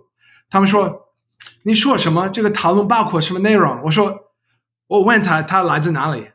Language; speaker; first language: Chinese; non-native, learner; English